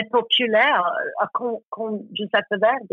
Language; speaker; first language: French; non-native, learner; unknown